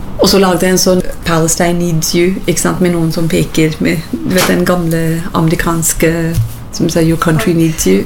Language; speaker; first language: Norwegian; non-native, fluent; English